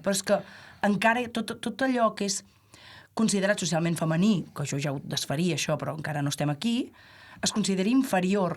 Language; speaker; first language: Catalan; native; Catalan